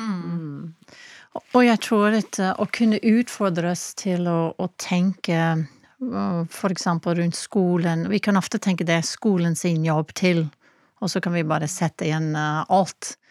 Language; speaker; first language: Norwegian; non-native, fluent; English